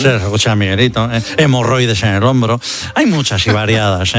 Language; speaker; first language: Spanish; native; Spanish